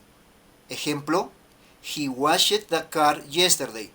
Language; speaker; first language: English; non-native, learner; Spanish